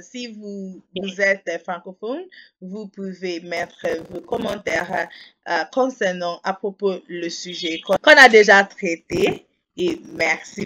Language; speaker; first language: French; non-native, fluent; English